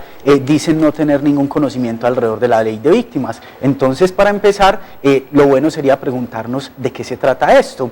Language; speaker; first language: Spanish; native; Spanish